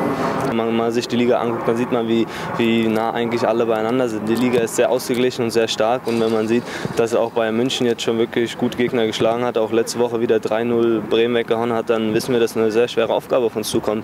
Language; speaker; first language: German; native; German